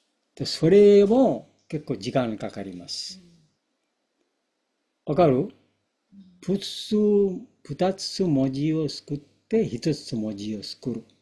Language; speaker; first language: Japanese; non-native, fluent; Bangla